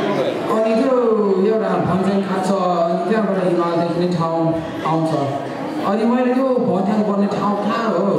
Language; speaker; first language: Nepali; non-native, fluent; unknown